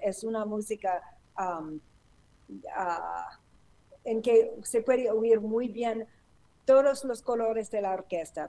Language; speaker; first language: Spanish; non-native, fluent; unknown